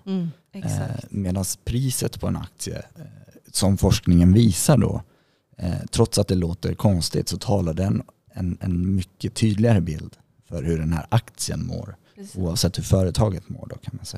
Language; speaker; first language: Swedish; native; Swedish